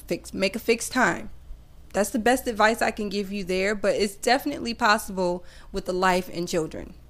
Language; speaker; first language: English; native; English